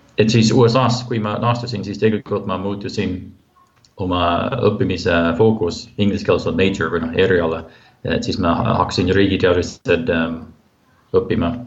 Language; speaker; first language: Estonian; non-native, fluent; English